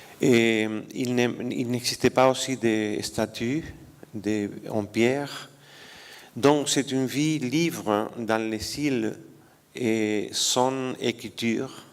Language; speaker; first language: French; non-native, fluent; Spanish